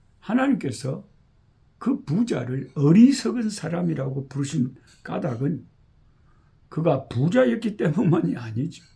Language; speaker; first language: Korean; native; Korean